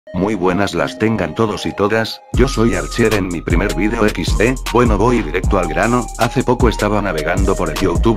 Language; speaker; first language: Spanish; native; Spanish